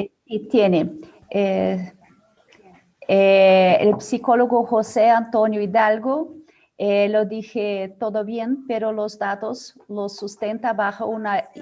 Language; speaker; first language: Spanish; non-native, fluent; Portuguese